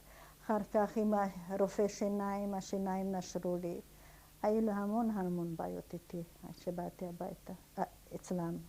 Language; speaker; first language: Hebrew; non-native, fluent; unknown